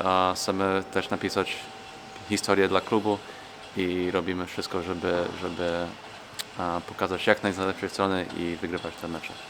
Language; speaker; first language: Polish; non-native, fluent; English